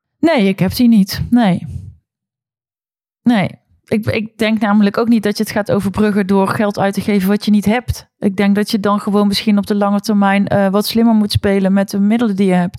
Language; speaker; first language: Dutch; native; Dutch